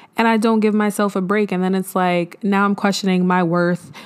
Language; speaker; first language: English; early bilingual, other home language; Haitian Creole